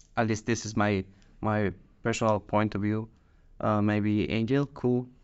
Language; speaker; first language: English; non-native, fluent; Spanish